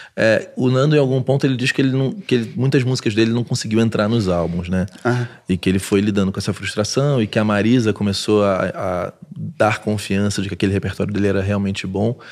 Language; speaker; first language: Portuguese; native; Portuguese